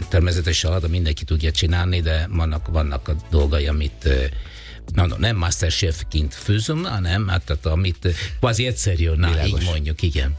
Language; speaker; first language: Hungarian; non-native, learner; Italian